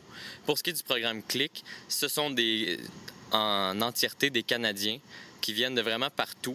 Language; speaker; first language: French; native; French